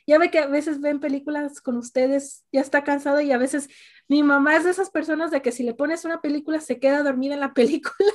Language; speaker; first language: Spanish; early bilingual, heritage; Spanish